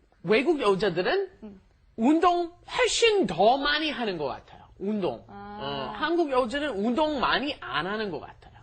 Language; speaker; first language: Korean; non-native, fluent; English